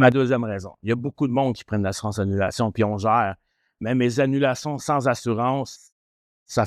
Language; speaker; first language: French; native; French